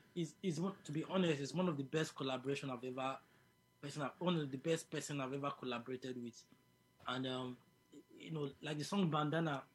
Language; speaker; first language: English; non-native, local second language; Yoruba